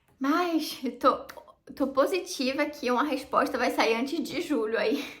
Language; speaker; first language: Portuguese; native; Portuguese